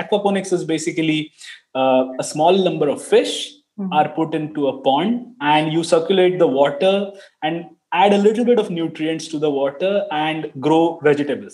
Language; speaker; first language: English; non-native, local second language; Marathi